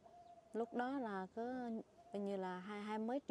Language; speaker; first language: Vietnamese; non-native, local second language; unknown